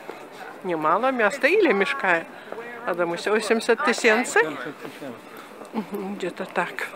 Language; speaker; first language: Polish; non-native, fluent; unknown